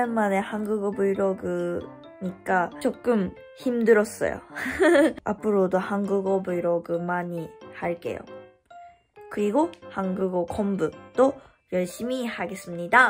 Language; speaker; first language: Korean; non-native, learner; Japanese